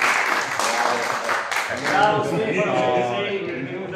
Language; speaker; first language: Italian; native; Italian